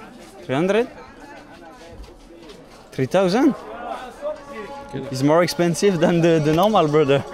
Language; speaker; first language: English; non-native, learner; French